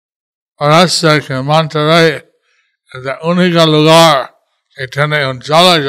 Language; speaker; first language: Spanish; non-native, learner; English